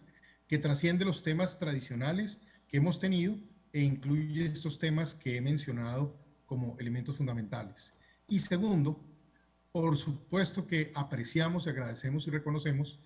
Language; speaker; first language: Spanish; native; Spanish